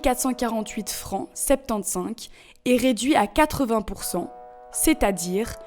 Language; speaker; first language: French; native; French